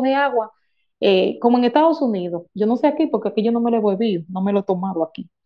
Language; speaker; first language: Spanish; native; Spanish